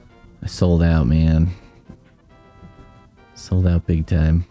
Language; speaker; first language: English; native; English